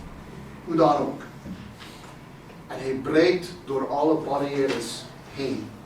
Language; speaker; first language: Dutch; non-native, fluent; English